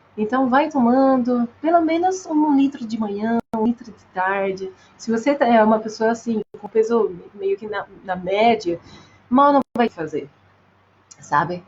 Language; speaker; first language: Portuguese; non-native, fluent; French